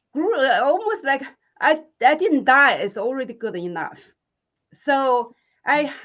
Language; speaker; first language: English; non-native, fluent; Chinese